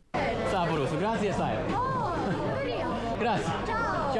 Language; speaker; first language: Italian; non-native, learner; English